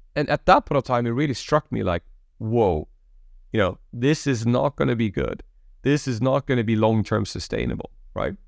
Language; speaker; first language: English; early bilingual, other home language; Polish